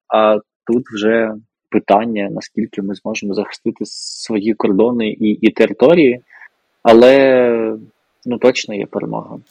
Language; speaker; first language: Ukrainian; native; Ukrainian